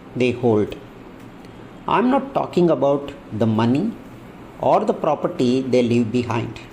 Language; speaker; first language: English; non-native, local second language; Marathi